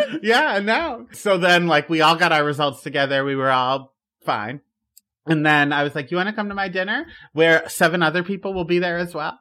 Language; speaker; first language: English; native; English